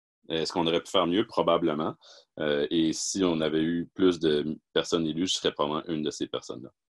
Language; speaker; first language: French; native; French